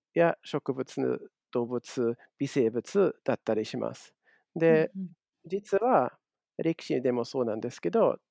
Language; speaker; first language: Japanese; non-native, fluent; German